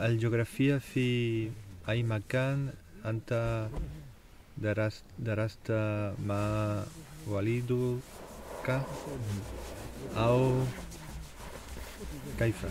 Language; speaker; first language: Arabic; non-native, learner; Spanish